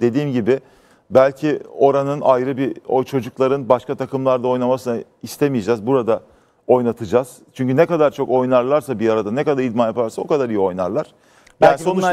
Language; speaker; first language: Turkish; native; Turkish